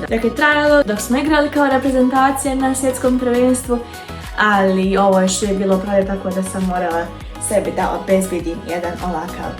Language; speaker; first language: Bosnian; early bilingual, heritage; Bosnian